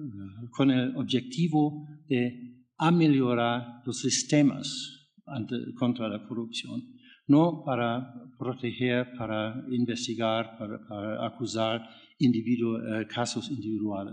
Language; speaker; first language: Spanish; non-native, learner; German